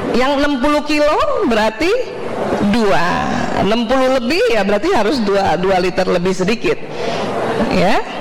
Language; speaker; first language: Indonesian; native; Indonesian